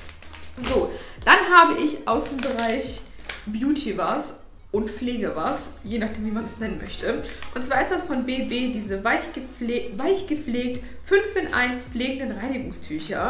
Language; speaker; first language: German; native; German